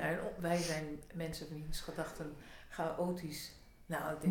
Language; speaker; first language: Dutch; native; Dutch